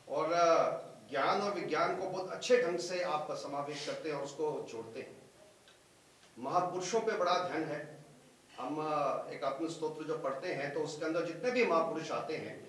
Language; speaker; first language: Hindi; native; Hindi